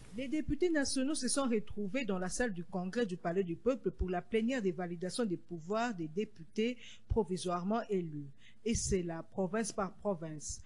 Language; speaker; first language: French; non-native, local second language; Lingala